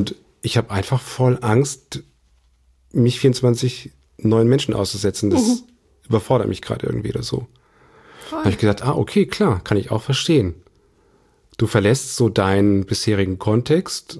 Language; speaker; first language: German; native; German